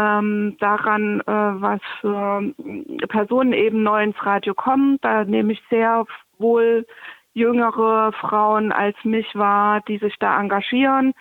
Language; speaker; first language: German; native; German